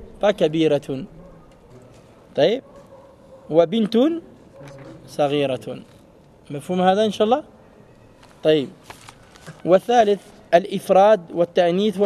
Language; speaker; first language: Arabic; non-native, fluent; French